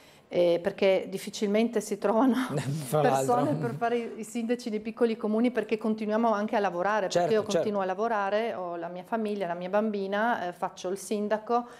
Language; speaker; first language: Italian; native; Italian